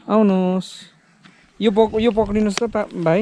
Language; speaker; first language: Nepali; native; Nepali